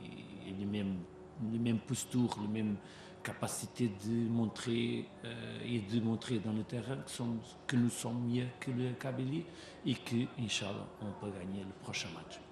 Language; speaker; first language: French; non-native, learner; Portuguese